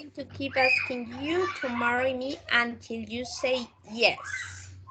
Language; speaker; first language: English; non-native, fluent; Spanish